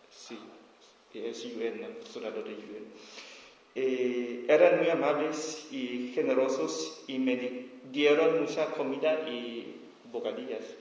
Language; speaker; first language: Spanish; non-native, learner; S'gaw Karen